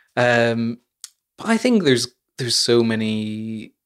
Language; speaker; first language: English; native; English